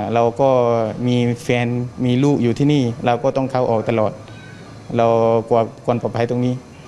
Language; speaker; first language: Thai; non-native, fluent; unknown